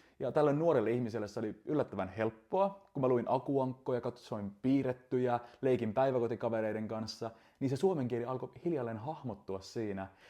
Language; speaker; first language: Finnish; early bilingual, other home language; Estonian